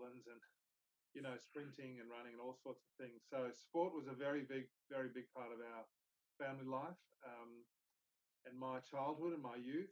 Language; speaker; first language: English; native; English